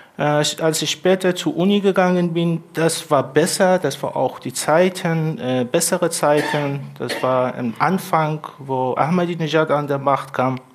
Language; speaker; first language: German; non-native, fluent; Persian